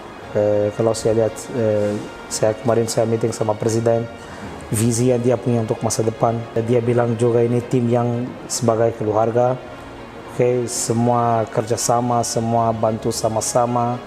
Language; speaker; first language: Indonesian; non-native, fluent; Portuguese